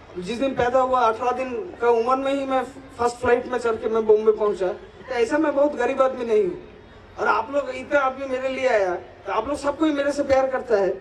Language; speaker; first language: Hindi; non-native, local second language; Bangla